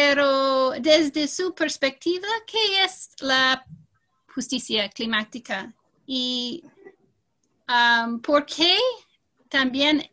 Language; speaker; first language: Spanish; non-native, fluent; English